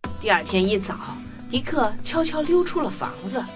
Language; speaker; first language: Chinese; native; Chinese